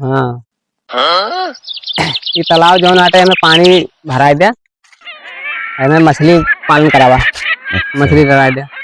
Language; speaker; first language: Hindi; non-native, local second language; Awadhi